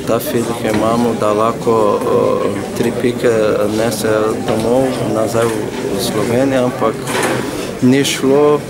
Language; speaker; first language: Slovenian; non-native, learner; Portuguese